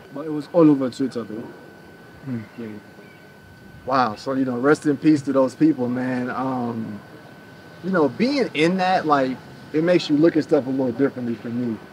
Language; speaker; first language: English; native; English